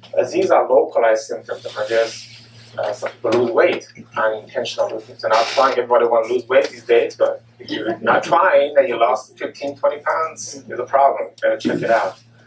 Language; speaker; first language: English; non-native, fluent; Chinese